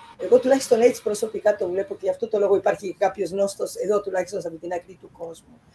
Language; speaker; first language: Greek; early bilingual, heritage; Greek